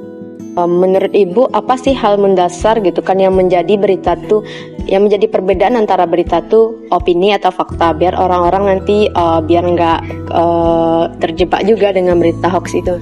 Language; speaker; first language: Indonesian; native; Indonesian